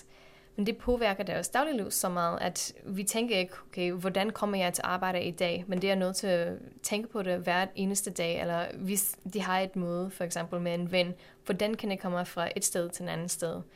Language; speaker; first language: Danish; non-native, fluent; English